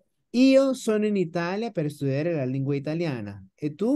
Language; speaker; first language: Italian; non-native, fluent; Spanish